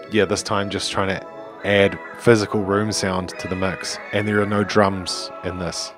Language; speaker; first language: English; native; English